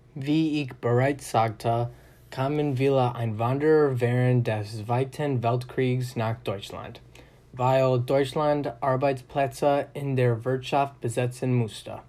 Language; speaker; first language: German; non-native, learner; English